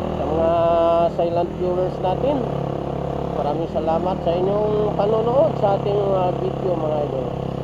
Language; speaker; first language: Filipino; non-native, local second language; Cebuano